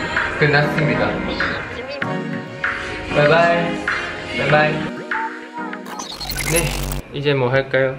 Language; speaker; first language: Korean; non-native, fluent; Thai